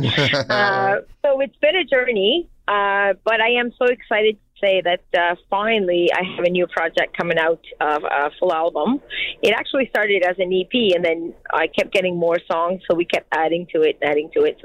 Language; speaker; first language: English; non-native, fluent; French